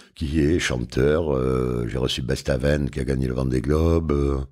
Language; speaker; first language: French; native; French